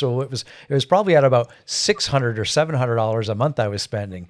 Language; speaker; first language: English; native; English